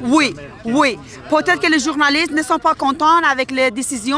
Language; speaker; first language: French; non-native, local second language; Persian